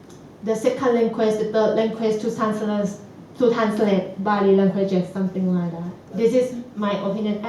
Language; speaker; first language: English; non-native, fluent; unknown